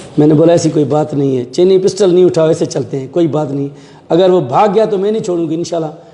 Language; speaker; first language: Urdu; non-native, local second language; Sindhi